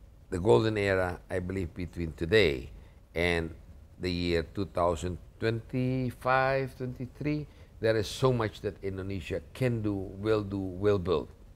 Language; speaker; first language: English; non-native, fluent; Indonesian